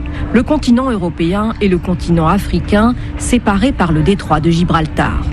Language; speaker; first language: French; native; French